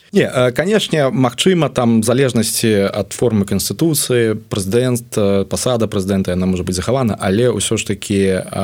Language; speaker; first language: Belarusian; non-native, local second language; Russian